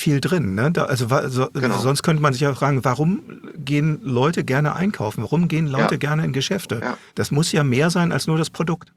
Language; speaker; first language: German; native; German